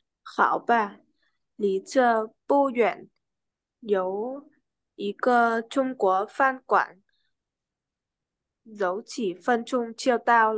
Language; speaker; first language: Chinese; non-native, learner; Vietnamese